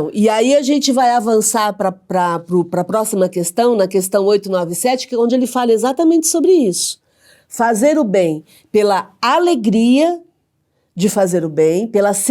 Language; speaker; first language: Portuguese; native; Portuguese